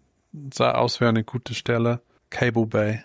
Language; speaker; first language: German; non-native, fluent; English